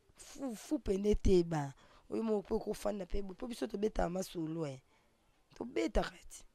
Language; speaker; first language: Lingala; non-native, local second language; Swahili